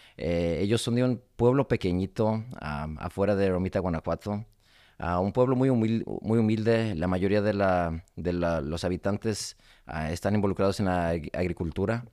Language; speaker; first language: Spanish; early bilingual, heritage; Spanish